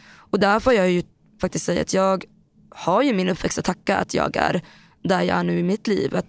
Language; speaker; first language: Swedish; native; Swedish